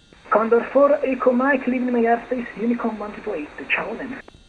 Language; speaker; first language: English; non-native, fluent; Italian